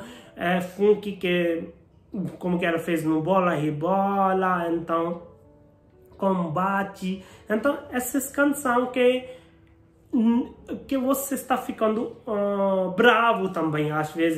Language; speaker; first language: Portuguese; non-native, learner; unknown